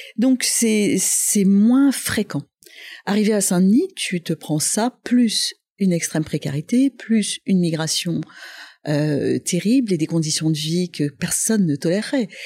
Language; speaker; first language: French; non-native, local second language; Arabic